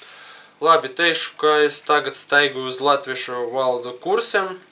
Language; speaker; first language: Latvian; non-native, learner; Russian